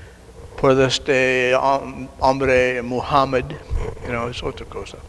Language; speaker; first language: Spanish; non-native, learner; English